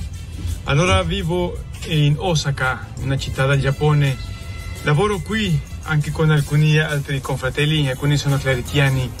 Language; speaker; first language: Italian; non-native, fluent; Spanish